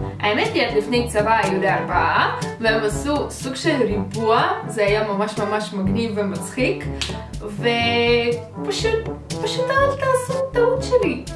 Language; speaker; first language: Hebrew; non-native, fluent; Russian